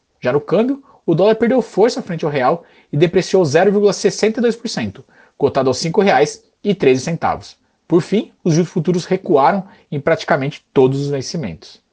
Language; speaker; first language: Portuguese; native; Portuguese